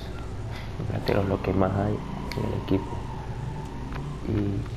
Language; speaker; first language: Spanish; native; Spanish